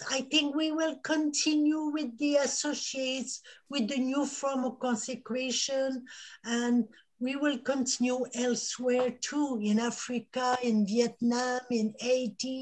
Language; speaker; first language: English; non-native, local second language; French